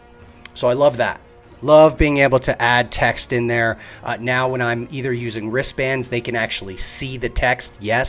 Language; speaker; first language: English; native; English